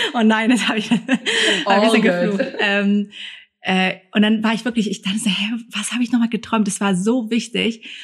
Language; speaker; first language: German; early bilingual, other home language; Thai